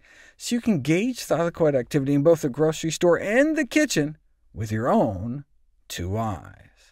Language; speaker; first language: English; native; English